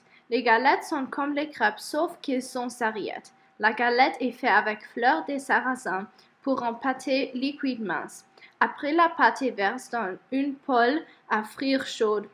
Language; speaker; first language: French; non-native, learner; English